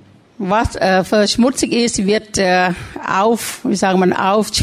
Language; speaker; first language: German; non-native, learner; Thai